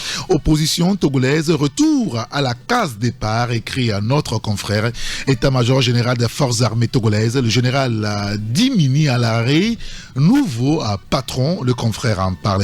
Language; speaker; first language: French; native; French